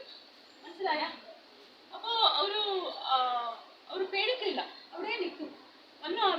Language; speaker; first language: Malayalam; non-native, learner; Kannada